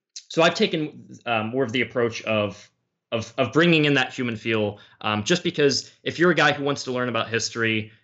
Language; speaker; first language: English; native; English